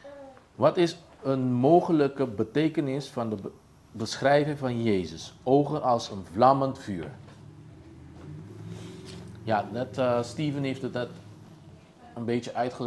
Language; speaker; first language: Dutch; non-native, local second language; Papiamento